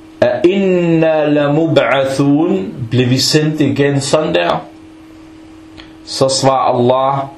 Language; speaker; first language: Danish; non-native, fluent; Arabic